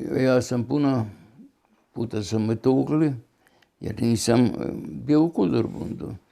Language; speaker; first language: Bosnian; non-native, local second language; German